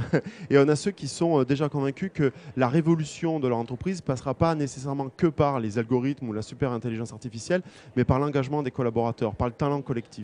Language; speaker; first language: French; native; French